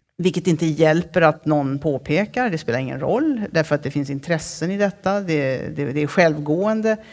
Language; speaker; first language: Swedish; native; Swedish